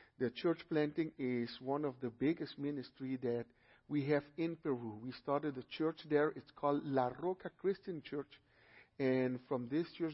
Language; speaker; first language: English; non-native, fluent; Papiamento